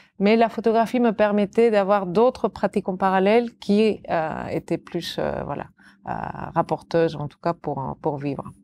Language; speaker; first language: French; non-native, fluent; Catalan